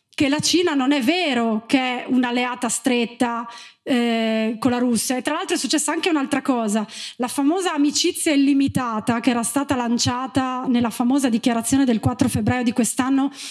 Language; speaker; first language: Italian; native; Italian